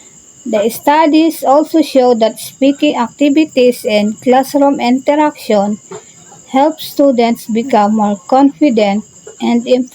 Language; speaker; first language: English; non-native, local second language; Filipino